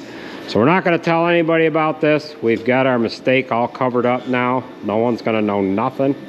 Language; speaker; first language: English; native; English